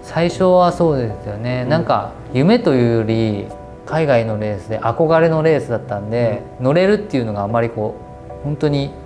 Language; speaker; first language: Japanese; native; Japanese